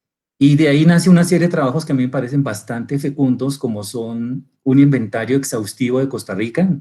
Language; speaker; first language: Spanish; native; Spanish